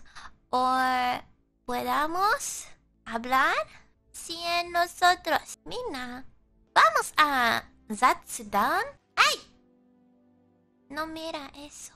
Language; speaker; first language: Spanish; non-native, learner; English